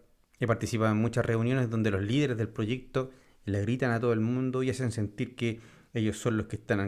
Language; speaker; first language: Spanish; native; Spanish